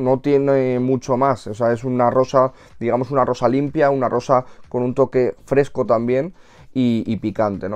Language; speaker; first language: Spanish; native; Spanish